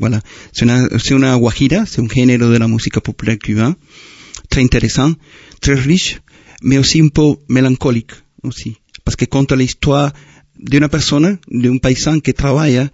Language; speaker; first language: French; non-native, fluent; Spanish